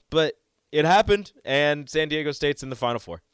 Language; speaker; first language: English; native; English